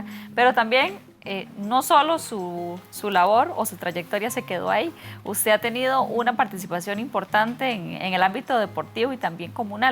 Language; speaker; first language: Spanish; native; Spanish